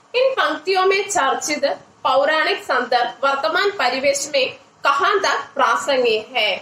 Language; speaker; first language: Hindi; non-native, local second language; Malayalam